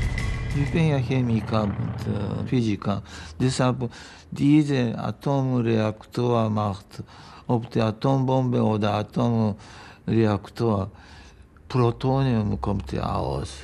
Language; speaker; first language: German; non-native, learner; Japanese